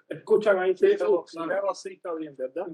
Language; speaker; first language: Spanish; native; Spanish